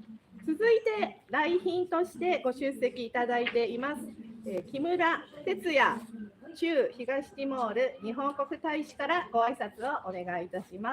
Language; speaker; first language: Japanese; native; Japanese